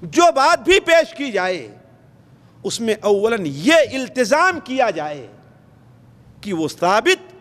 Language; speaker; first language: Urdu; native; Urdu